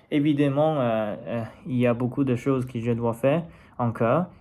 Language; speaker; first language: French; non-native, learner; Chinese